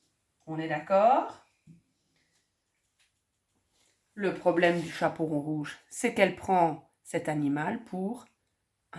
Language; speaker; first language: French; native; French